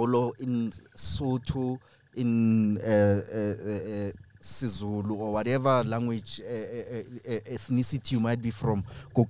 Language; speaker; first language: English; non-native, local second language; Tswana